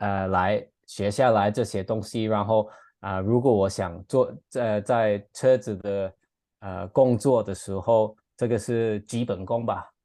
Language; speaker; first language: Chinese; non-native, fluent; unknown